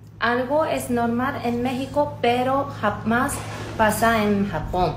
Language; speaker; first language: Spanish; non-native, learner; Japanese